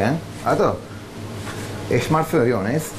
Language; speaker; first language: Hungarian; non-native, learner; Italian